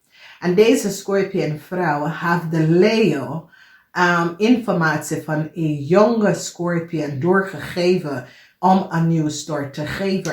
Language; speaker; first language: Dutch; non-native, fluent; English